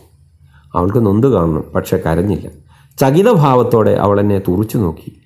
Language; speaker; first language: Malayalam; native; Malayalam